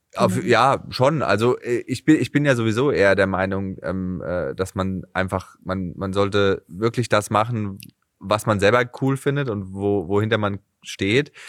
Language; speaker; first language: German; native; German